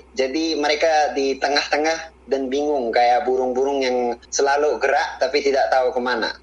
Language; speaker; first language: Indonesian; non-native, fluent; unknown